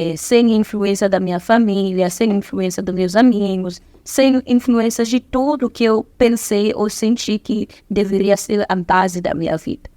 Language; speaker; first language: Portuguese; non-native, fluent; Zulu